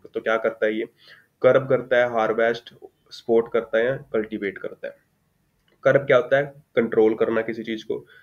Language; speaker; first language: Hindi; non-native, local second language; Punjabi